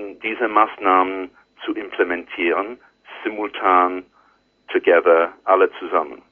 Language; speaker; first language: German; non-native, learner; English